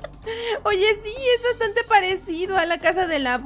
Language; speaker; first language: Spanish; native; Spanish